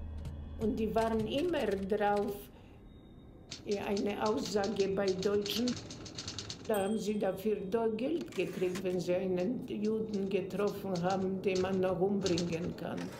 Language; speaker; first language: German; non-native, fluent; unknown